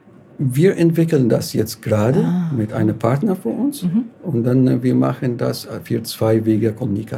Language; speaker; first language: German; non-native, learner; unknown